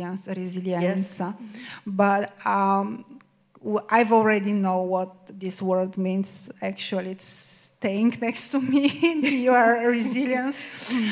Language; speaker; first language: English; non-native, fluent; Bulgarian